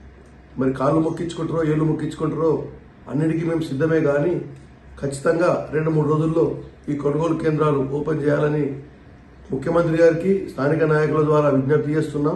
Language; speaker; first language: Telugu; native; Telugu